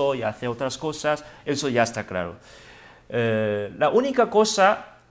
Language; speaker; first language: Spanish; non-native, learner; Wu Chinese